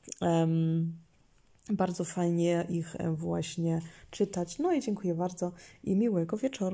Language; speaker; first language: Polish; early bilingual, heritage; Polish